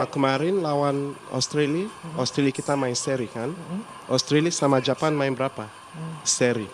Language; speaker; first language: Indonesian; non-native, fluent; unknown